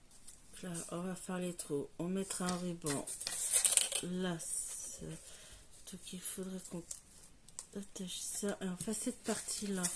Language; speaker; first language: French; native; French